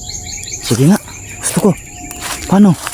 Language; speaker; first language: Filipino; non-native, local second language; Cebuano